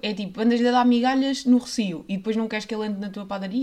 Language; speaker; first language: Portuguese; native; Portuguese